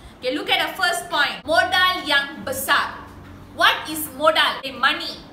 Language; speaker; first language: English; non-native, local second language; Tamil